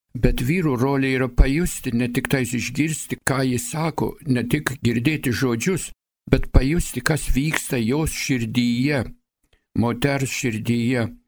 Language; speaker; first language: Lithuanian; early bilingual, heritage; Lithuanian